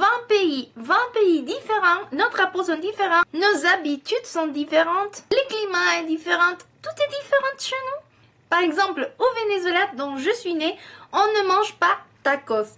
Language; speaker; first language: French; non-native, fluent; Spanish